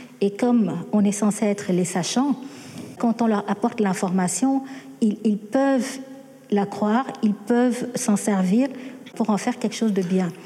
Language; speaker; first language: French; non-native, local second language; Wolof